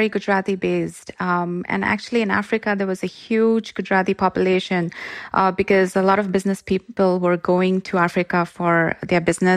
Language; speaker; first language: English; non-native, local second language; Gujarati